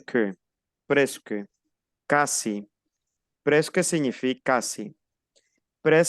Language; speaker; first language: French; non-native, fluent; Spanish